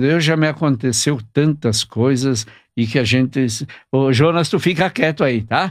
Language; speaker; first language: Portuguese; native; Portuguese